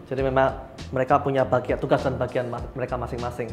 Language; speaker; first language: Indonesian; native; Indonesian